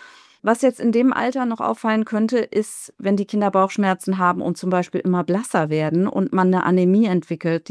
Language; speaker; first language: German; native; German